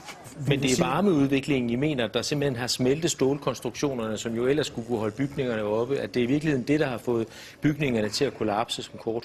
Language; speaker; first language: Danish; native; Danish